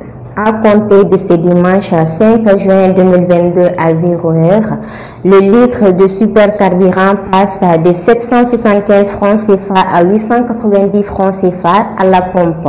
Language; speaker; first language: French; non-native, local second language; Bambara